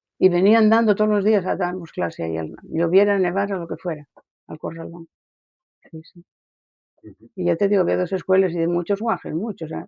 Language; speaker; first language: Asturian; native; Asturian